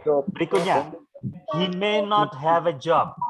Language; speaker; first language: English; non-native, fluent; Indonesian